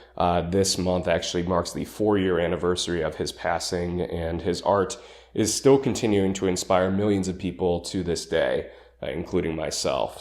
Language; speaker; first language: English; native; English